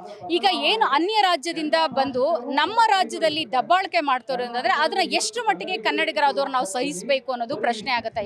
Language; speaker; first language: Kannada; native; Kannada